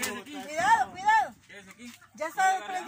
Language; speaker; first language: Spanish; native; Spanish